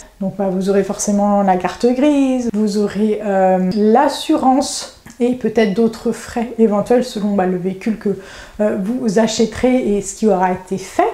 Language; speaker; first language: French; native; French